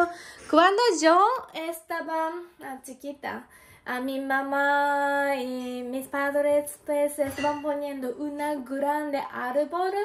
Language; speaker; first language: Spanish; non-native, learner; Japanese